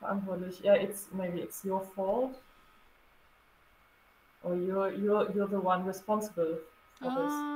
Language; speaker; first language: English; non-native, fluent; German